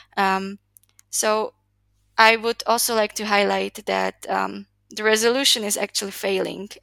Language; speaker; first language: English; non-native, fluent; Slovak